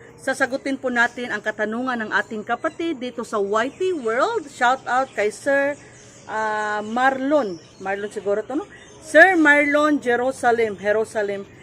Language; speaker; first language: Filipino; non-native, local second language; Cebuano